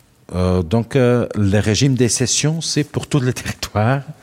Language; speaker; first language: French; non-native, learner; Portuguese